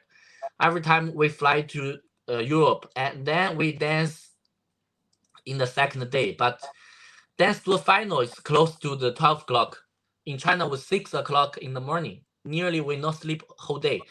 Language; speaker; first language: English; non-native, learner; Chinese